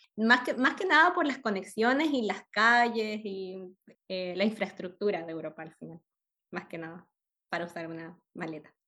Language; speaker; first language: Spanish; native; Spanish